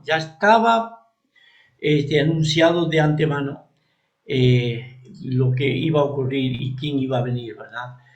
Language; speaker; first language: Spanish; native; Spanish